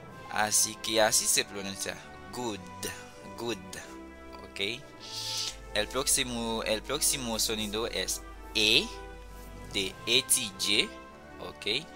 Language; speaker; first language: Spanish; non-native, fluent; Haitian Creole